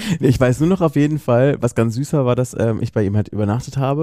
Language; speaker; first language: German; native; German